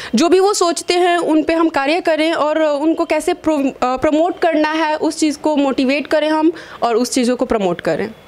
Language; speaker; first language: Hindi; native; Hindi